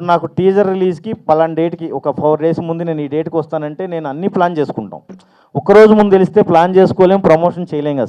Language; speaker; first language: Telugu; native; Telugu